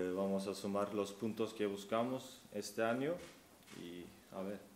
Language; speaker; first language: Spanish; non-native, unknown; Turkish